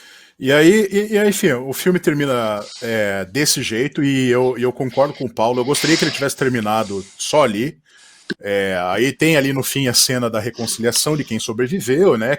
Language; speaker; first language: Portuguese; native; Portuguese